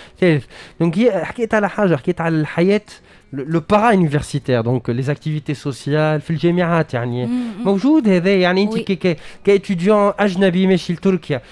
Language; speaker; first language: French; non-native, local second language; Arabic